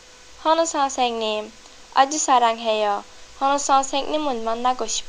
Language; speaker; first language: Korean; non-native, learner; Turkish